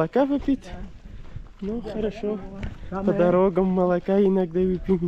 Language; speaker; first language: Russian; non-native, learner; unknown